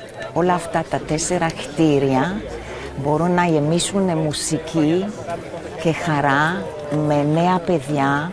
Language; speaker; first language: Greek; non-native, fluent; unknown